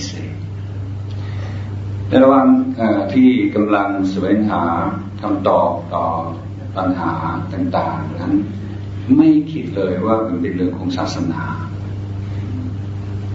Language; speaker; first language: Thai; non-native, fluent; English